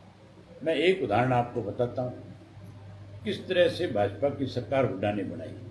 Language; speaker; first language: Hindi; native; Hindi